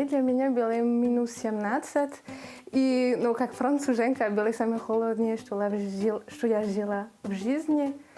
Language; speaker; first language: Russian; non-native, learner; French